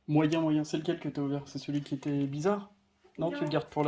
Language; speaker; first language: French; native; French